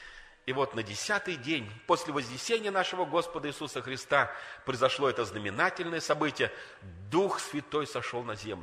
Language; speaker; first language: Russian; native; Russian